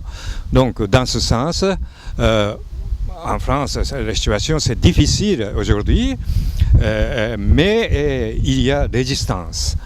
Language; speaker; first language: French; non-native, fluent; Japanese